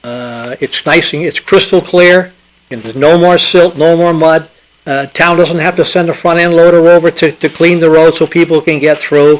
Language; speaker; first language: English; native; English